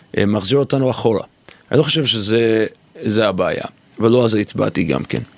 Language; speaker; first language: Hebrew; non-native, fluent; English